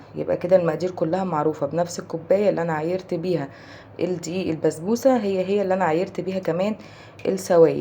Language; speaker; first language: Arabic; native; Arabic